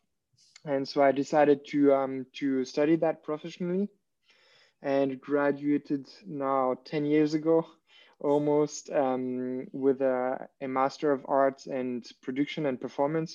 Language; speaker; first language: English; non-native, fluent; French